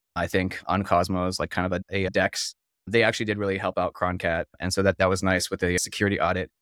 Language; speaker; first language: English; native; English